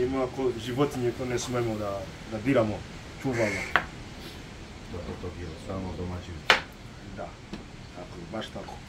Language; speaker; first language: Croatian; non-native, learner; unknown